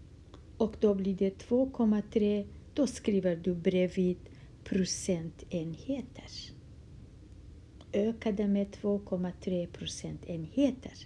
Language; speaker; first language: Swedish; non-native, fluent; Kurdish